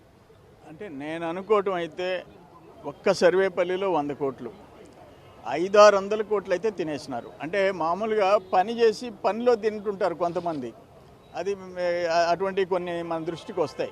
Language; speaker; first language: Telugu; native; Telugu